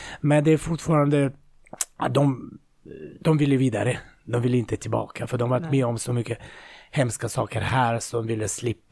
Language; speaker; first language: Swedish; non-native, fluent; Russian